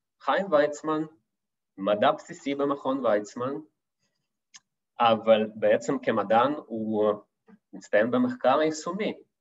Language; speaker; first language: Hebrew; non-native, fluent; Russian